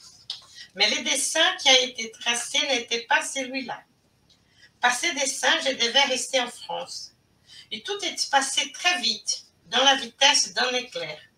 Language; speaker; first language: French; non-native, fluent; Portuguese